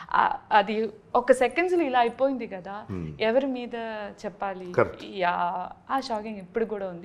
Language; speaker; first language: Telugu; non-native, learner; Malayalam